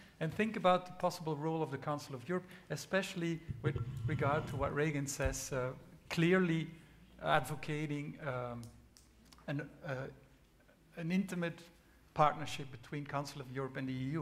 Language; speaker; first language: English; non-native, fluent; Dutch